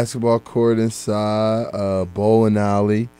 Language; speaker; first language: English; native; English